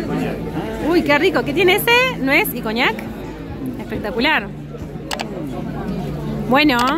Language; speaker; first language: Spanish; native; Spanish